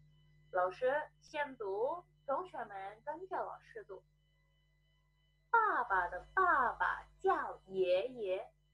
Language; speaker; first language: Chinese; non-native, fluent; Indonesian